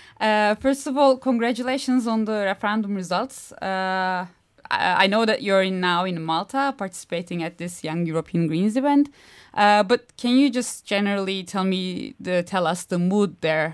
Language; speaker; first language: English; non-native, fluent; Turkish